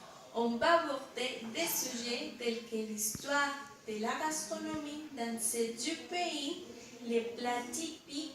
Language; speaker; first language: French; non-native, fluent; Spanish